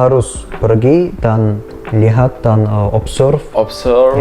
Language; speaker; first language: Indonesian; non-native, learner; Turkish